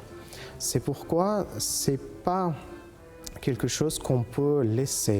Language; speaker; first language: French; non-native, fluent; Uzbek